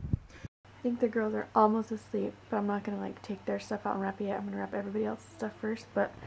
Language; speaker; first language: English; native; English